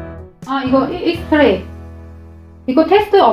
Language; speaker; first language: Korean; non-native, fluent; Vietnamese